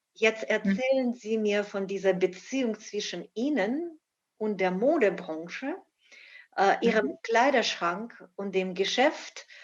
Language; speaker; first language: German; non-native, fluent; Russian